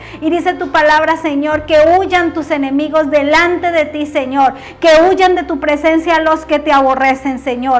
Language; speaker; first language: Spanish; native; Spanish